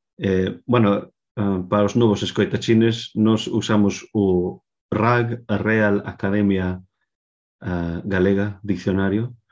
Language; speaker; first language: Galician; non-native, local second language; Spanish